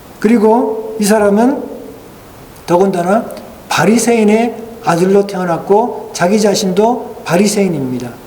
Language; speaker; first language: Korean; native; Korean